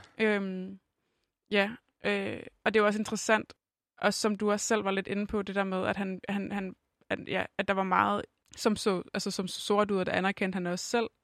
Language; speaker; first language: Danish; native; Danish